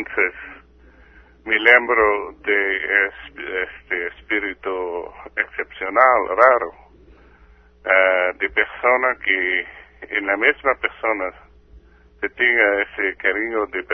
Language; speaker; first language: Spanish; non-native, fluent; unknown